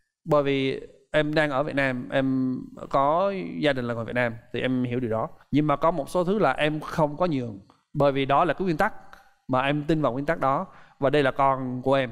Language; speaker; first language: Vietnamese; non-native, fluent; English